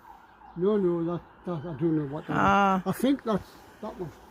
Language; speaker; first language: English; native; English